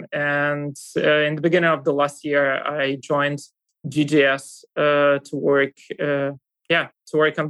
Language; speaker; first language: English; non-native, fluent; Russian